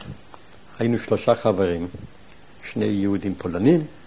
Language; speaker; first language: Hebrew; non-native, fluent; German